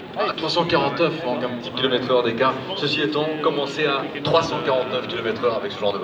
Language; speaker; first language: French; native; French